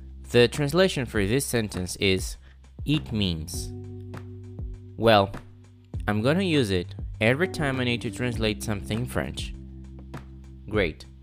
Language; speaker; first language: English; non-native, fluent; Portuguese